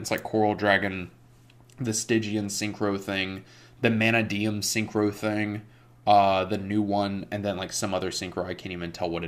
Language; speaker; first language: English; native; English